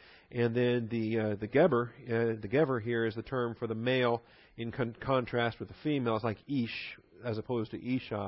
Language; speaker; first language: English; native; English